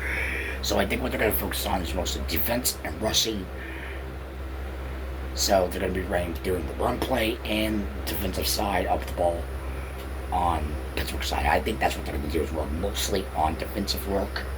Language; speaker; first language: English; native; English